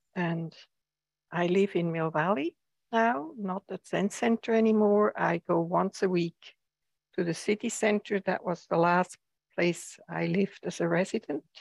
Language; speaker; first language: English; non-native, fluent; German